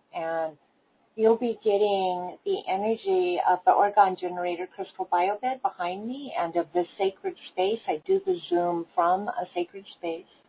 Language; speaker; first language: English; native; English